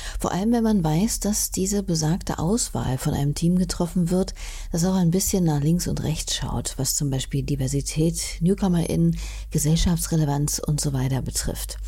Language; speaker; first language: German; native; German